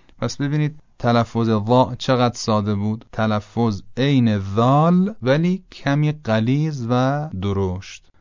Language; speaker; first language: Persian; native; Persian